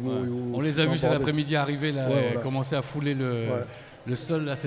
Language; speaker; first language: French; native; French